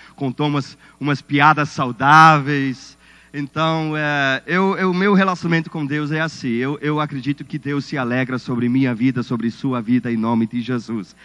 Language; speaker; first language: Portuguese; non-native, fluent; German